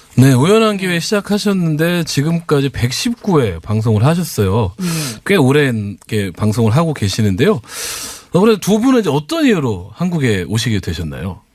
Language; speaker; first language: Korean; native; Korean